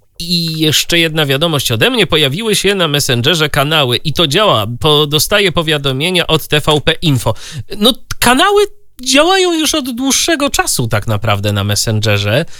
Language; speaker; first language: Polish; native; Polish